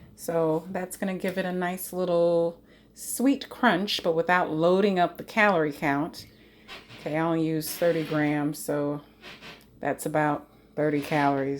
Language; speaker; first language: English; native; English